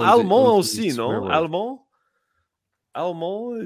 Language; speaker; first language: French; non-native, learner; English